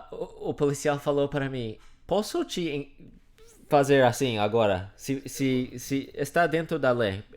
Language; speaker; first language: Portuguese; non-native, fluent; English